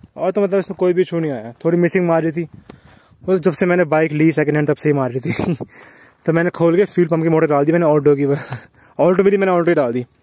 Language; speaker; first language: Hindi; native; Hindi